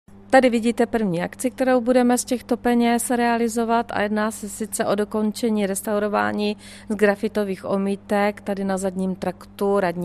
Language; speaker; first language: Czech; native; Czech